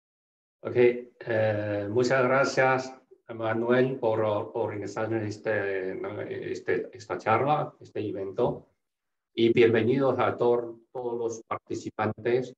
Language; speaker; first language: Spanish; non-native, fluent; Chinese